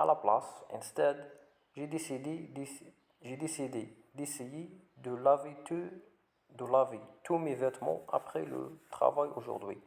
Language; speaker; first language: French; non-native, learner; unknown